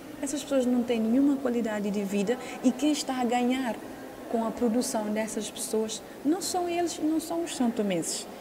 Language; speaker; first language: Portuguese; non-native, local second language; Kabuverdianu